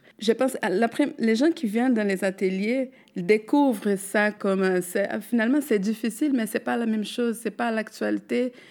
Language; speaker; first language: French; non-native, fluent; Portuguese